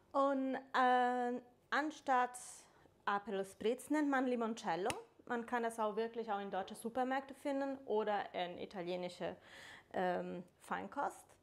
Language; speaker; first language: German; non-native, fluent; Italian